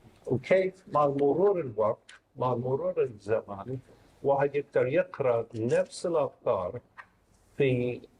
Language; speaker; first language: Arabic; non-native, fluent; English